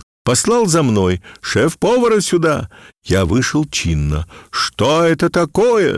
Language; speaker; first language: Russian; native; Russian